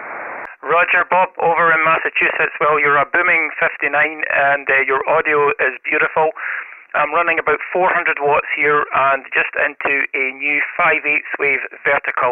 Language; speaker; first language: English; native; English